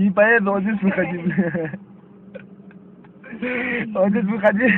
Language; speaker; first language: Russian; non-native, local second language; Uzbek